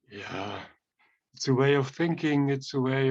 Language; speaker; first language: English; non-native, fluent; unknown